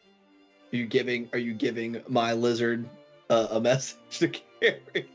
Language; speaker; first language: English; native; English